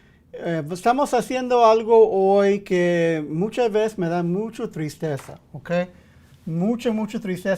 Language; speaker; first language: Spanish; early bilingual, heritage; English